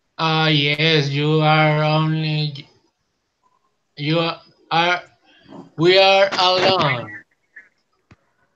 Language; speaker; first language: English; non-native, learner; Spanish